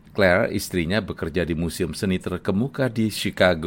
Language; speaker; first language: Indonesian; native; Indonesian